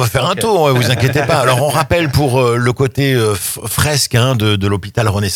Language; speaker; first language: French; native; French